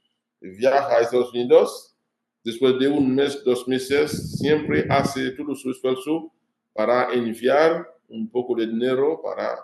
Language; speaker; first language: Spanish; non-native, fluent; Haitian Creole